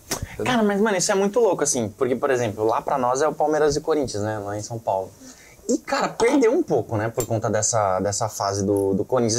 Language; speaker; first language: Portuguese; native; Portuguese